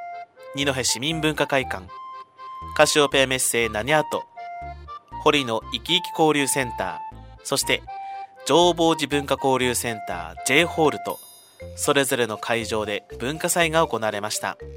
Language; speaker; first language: Japanese; native; Japanese